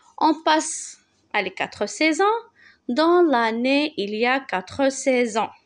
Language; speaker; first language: French; non-native, local second language; Arabic